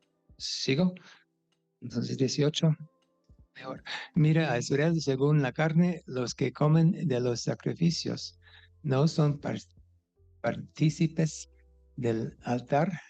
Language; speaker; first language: Spanish; non-native, fluent; English